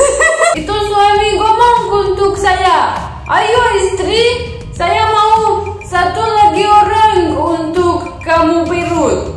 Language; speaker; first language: Indonesian; non-native, learner; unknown